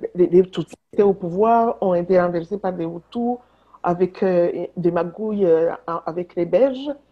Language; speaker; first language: French; non-native, local second language; Kinyarwanda